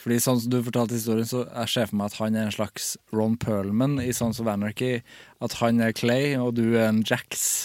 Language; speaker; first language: Norwegian; native; Norwegian